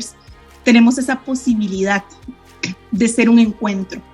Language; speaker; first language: Spanish; native; Spanish